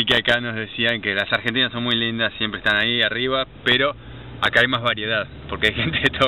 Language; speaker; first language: Spanish; native; Spanish